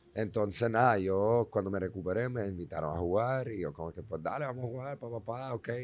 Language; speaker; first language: Spanish; non-native, fluent; Dutch